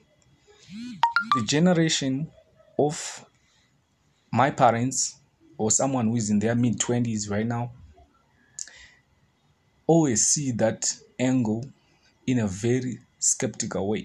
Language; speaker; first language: English; non-native, local second language; Shona